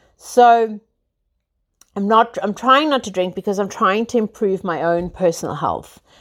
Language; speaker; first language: English; native; English